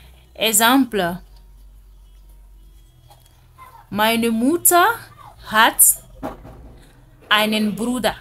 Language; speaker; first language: German; non-native, fluent; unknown